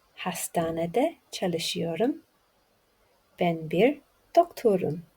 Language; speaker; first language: Turkish; non-native, learner; English